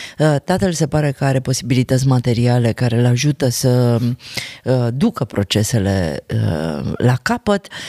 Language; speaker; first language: Romanian; native; Romanian